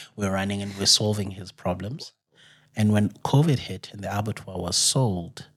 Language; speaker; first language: English; non-native, local second language; Xhosa